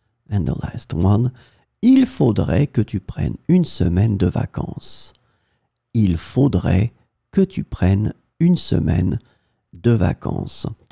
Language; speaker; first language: French; native; French